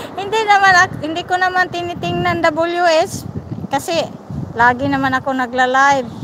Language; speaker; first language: Filipino; non-native, local second language; Cebuano